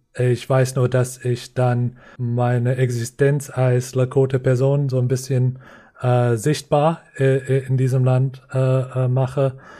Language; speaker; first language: German; non-native, fluent; English